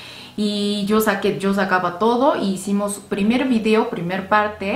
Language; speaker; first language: Spanish; non-native, fluent; Korean